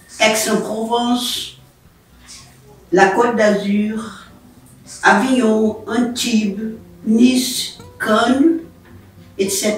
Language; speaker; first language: French; non-native, learner; Portuguese